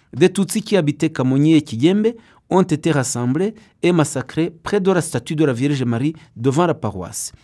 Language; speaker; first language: French; non-native, local second language; Kinyarwanda